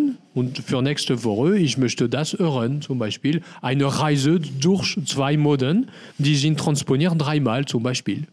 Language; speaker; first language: German; non-native, learner; French